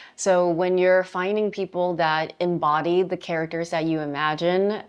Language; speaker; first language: English; native; English